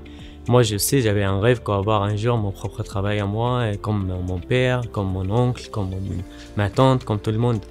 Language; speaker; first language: French; non-native, learner; Arabic